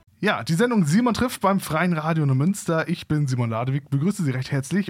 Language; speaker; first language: German; native; German